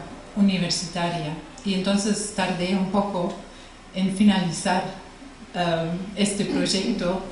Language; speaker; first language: Spanish; non-native, fluent; German